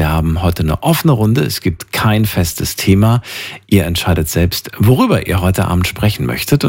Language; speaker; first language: German; native; German